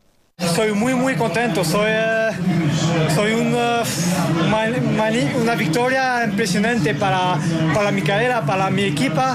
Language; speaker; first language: Spanish; non-native, learner; French